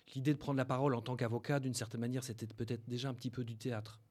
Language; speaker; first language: French; native; French